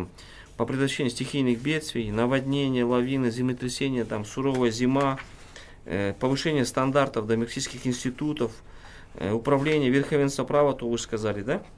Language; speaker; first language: Russian; non-native, local second language; Kyrgyz